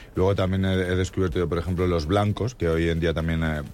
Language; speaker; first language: Spanish; native; Spanish